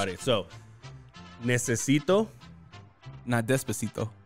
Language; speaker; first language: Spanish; non-native, learner; English